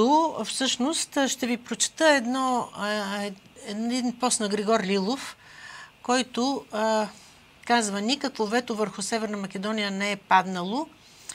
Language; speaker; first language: Bulgarian; native; Bulgarian